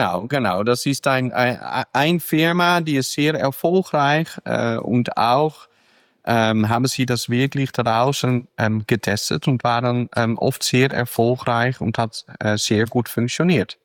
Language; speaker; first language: German; non-native, fluent; Dutch